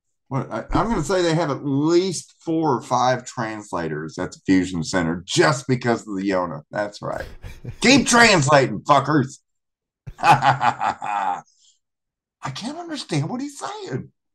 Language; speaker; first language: English; native; English